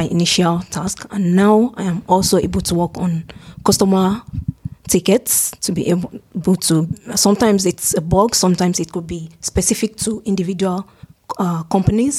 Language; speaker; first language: English; non-native, local second language; Yoruba